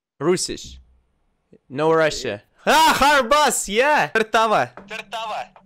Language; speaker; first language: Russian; native; Russian